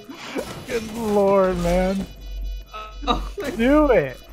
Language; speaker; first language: English; native; English